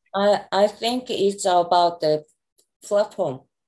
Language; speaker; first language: English; non-native, learner; Korean